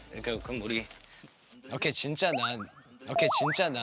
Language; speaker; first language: Korean; non-native, fluent; Cantonese